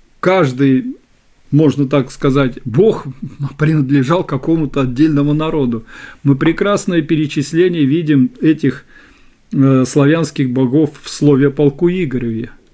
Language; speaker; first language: Russian; native; Russian